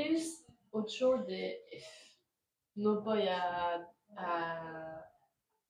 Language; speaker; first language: Spanish; non-native, learner; French